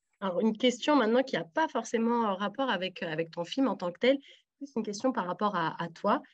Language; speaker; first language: French; native; French